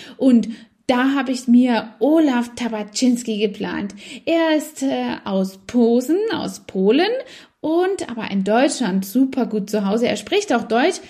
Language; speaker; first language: German; native; German